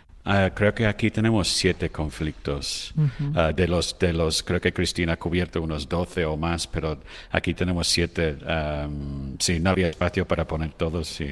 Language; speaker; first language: Spanish; non-native, fluent; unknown